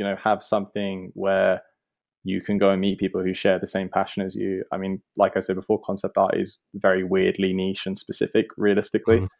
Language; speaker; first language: English; native; English